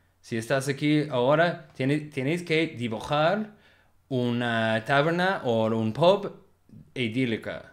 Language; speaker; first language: Spanish; non-native, learner; English